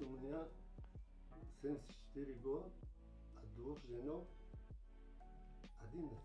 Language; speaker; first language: Russian; non-native, local second language; Tajik